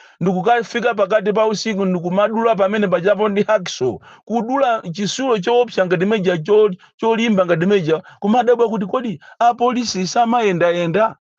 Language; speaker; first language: Nyanja; native; Nyanja